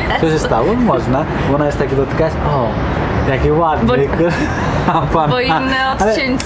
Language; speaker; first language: Polish; non-native, learner; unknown